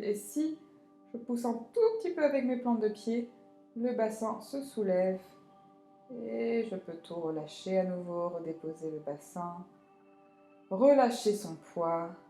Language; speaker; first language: French; native; French